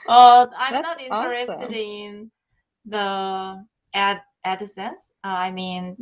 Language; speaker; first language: English; non-native, learner; Korean